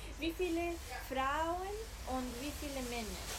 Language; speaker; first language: German; non-native, learner; Persian